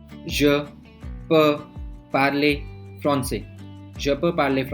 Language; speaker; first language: French; non-native, fluent; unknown